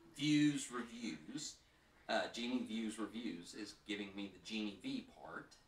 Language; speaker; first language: English; native; English